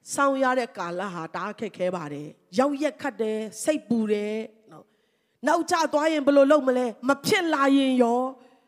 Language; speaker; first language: Burmese; non-native, local second language; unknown